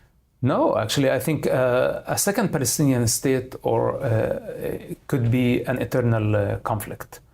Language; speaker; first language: English; non-native, fluent; Arabic